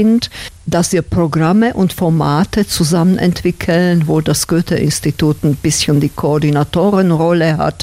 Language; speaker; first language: German; non-native, fluent; Slovak